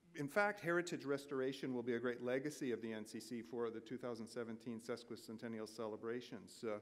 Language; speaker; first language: English; native; English